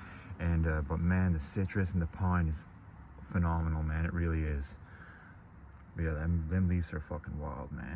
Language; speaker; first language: English; native; English